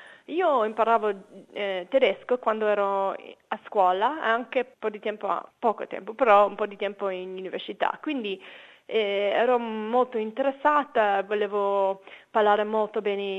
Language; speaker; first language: Italian; non-native, fluent; English